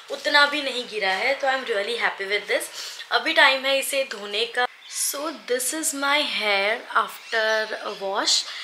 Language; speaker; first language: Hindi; non-native, local second language; Gujarati